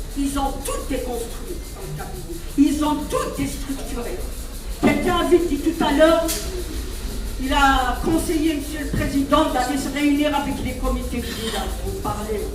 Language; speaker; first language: French; non-native, local second language; Kabyle